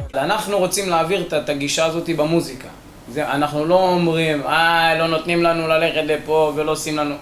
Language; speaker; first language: Hebrew; early bilingual, other home language; Amharic